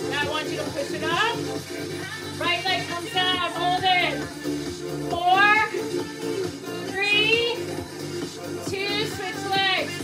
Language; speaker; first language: English; native; English